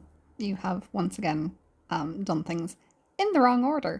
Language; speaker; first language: English; native; English